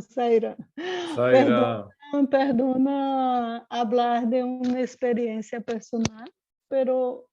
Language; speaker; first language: Spanish; non-native, learner; Portuguese